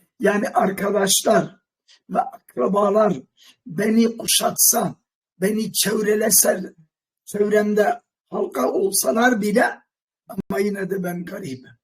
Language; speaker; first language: Turkish; non-native, local second language; Kurdish